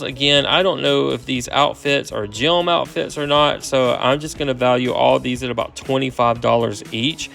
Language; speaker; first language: English; native; English